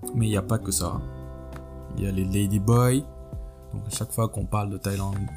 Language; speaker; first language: French; non-native, local second language; Wolof